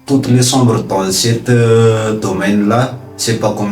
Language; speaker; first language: French; non-native, local second language; Malagasy